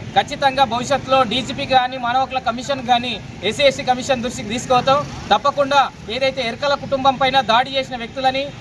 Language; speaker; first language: Telugu; native; Telugu